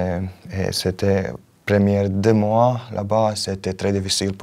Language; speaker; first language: French; non-native, learner; Croatian